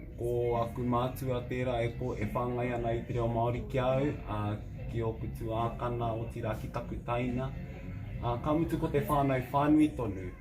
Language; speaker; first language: Māori; native; Māori